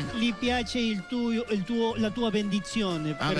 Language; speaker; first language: Italian; non-native, learner; Spanish